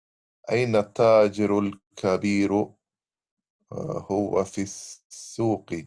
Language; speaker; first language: Arabic; non-native, learner; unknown